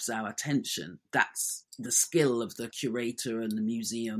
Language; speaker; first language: English; native; English